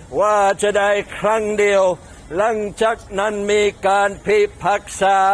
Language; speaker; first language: Thai; non-native, fluent; English